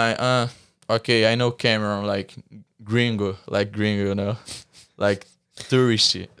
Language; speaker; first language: English; non-native, learner; Portuguese